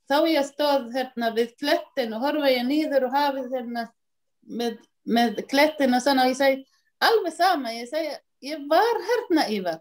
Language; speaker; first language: Icelandic; non-native, learner; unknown